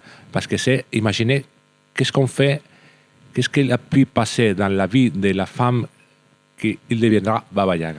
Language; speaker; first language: French; non-native, learner; Spanish